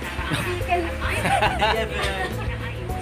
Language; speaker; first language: English; non-native, learner; Italian